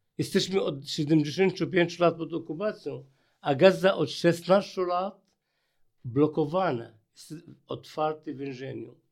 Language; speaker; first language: Polish; non-native, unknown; Arabic